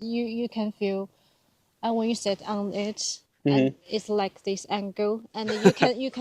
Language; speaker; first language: English; non-native, learner; Chinese